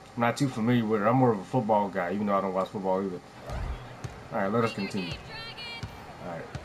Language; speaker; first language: English; native; English